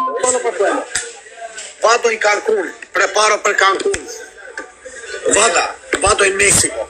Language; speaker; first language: Italian; non-native, learner; Albanian